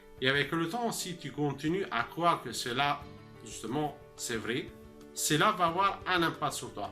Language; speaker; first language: French; non-native, fluent; Italian